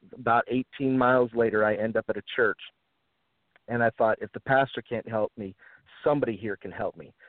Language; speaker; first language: English; early bilingual, other home language; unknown